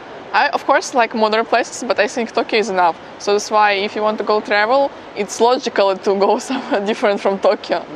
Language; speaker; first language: English; non-native, fluent; Ukrainian